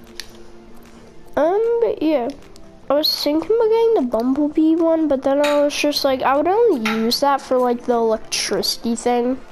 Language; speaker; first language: English; native; English